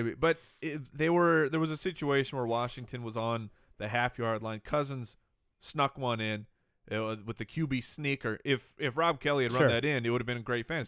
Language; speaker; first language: English; native; English